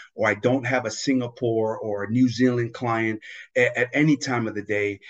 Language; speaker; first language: English; non-native, fluent; Tongan